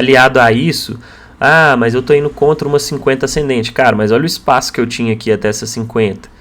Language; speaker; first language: Portuguese; native; Portuguese